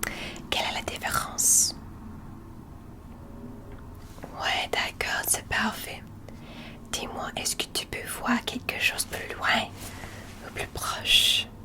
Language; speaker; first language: French; non-native, learner; English